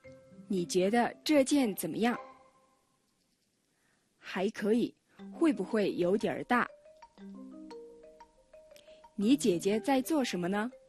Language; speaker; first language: Chinese; non-native, fluent; Mongolian